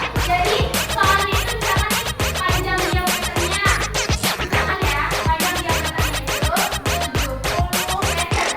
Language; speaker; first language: Indonesian; native; Indonesian